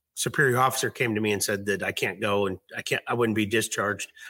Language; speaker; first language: English; native; English